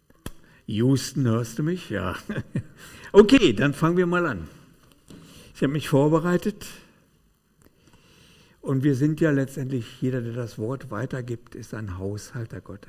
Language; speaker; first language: German; native; German